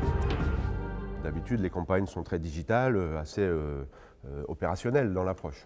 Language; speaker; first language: French; native; French